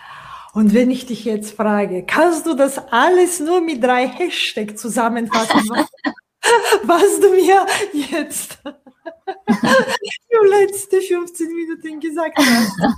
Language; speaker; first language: German; non-native, fluent; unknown